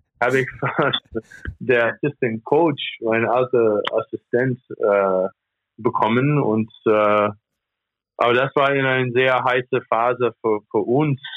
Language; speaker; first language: German; non-native, fluent; English